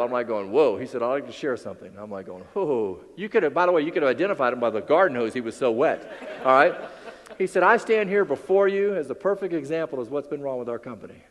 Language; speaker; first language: English; native; English